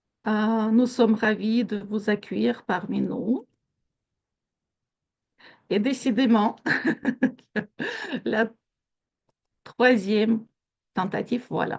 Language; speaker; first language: French; non-native, fluent; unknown